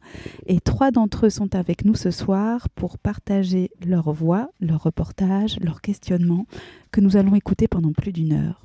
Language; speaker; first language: French; native; French